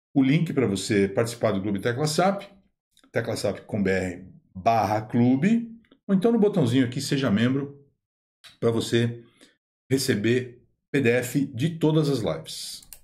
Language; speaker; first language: Portuguese; native; Portuguese